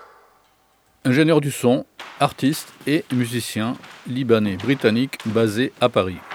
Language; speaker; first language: French; native; French